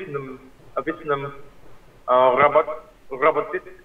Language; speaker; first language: Russian; non-native, learner; Vietnamese